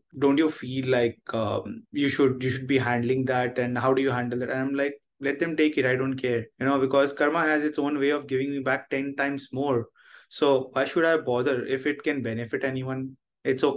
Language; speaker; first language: English; non-native, local second language; Hindi